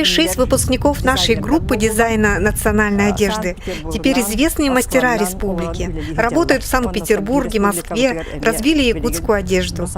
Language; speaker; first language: Russian; native; Russian